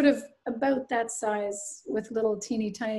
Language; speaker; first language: English; native; English